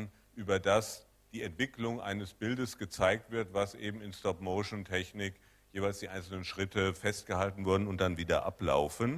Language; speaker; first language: German; native; German